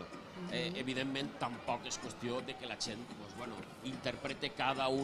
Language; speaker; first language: Catalan; native; Catalan